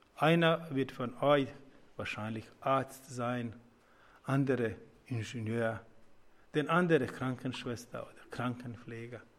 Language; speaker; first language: German; non-native, learner; Croatian